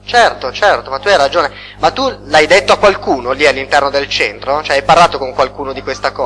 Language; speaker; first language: Italian; native; Italian